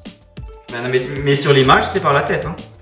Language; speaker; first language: French; native; French